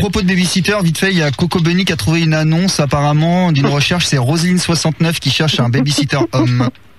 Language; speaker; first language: French; native; French